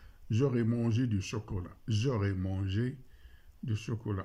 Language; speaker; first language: French; non-native, local second language; Arabic